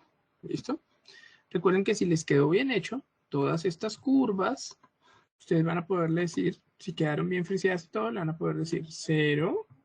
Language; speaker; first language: Spanish; native; Spanish